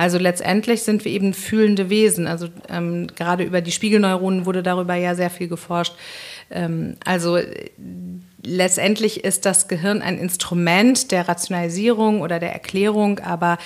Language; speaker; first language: German; native; German